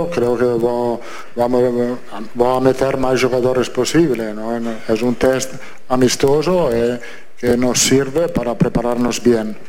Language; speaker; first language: Portuguese; non-native, fluent; Italian